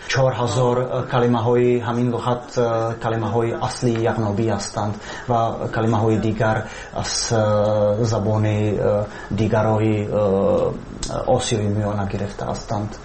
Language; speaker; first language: Persian; non-native, fluent; Czech